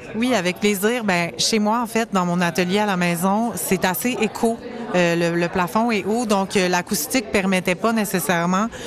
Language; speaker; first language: French; native; French